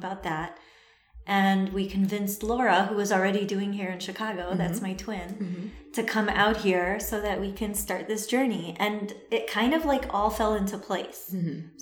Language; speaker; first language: English; early bilingual, other home language; Assyrian Neo-Aramaic